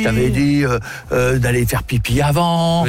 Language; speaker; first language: French; native; French